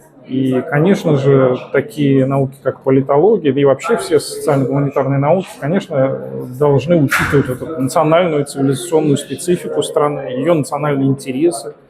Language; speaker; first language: Russian; native; Russian